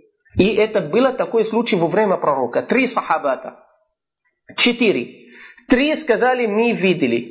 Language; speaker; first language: Russian; non-native, fluent; Arabic